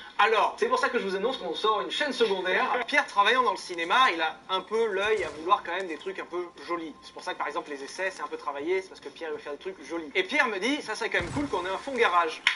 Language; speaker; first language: French; native; French